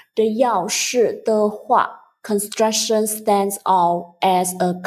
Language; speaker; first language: English; non-native, fluent; Chinese